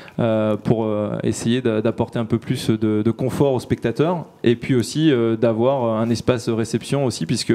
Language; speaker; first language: French; native; French